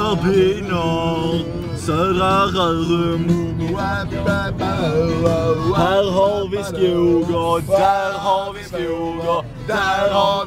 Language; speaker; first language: Swedish; native; Swedish